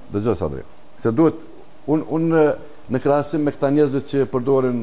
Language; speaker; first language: Albanian; native; Albanian